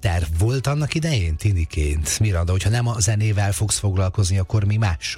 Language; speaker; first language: Hungarian; native; Hungarian